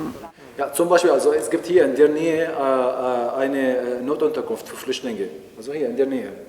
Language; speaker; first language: German; non-native, fluent; Arabic